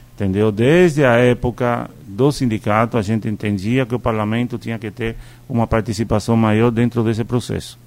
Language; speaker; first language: Portuguese; non-native, fluent; Spanish